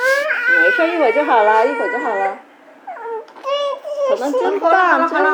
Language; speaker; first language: Chinese; native; Chinese